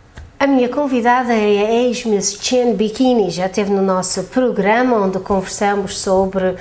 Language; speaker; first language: Portuguese; early bilingual, heritage; Portuguese